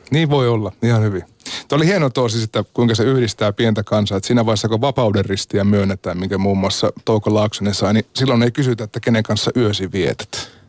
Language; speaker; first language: Finnish; native; Finnish